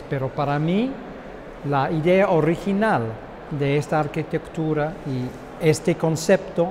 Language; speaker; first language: Spanish; non-native, fluent; English